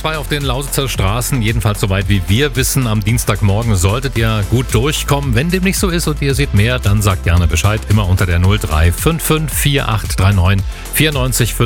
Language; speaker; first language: German; native; German